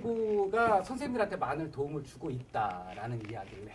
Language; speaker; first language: Korean; native; Korean